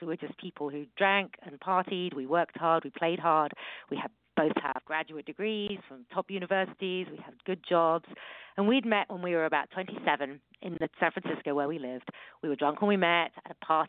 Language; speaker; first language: English; native; English